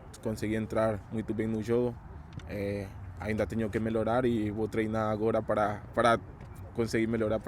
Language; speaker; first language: Portuguese; non-native, fluent; Spanish